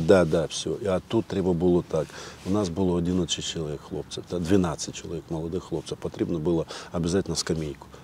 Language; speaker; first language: Ukrainian; non-native, learner; Russian